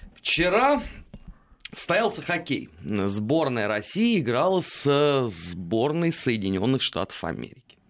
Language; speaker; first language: Russian; native; Russian